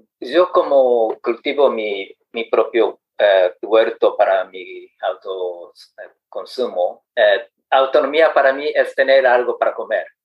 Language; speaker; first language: Spanish; non-native, fluent; Japanese